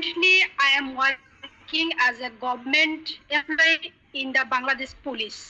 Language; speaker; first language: English; non-native, learner; Bangla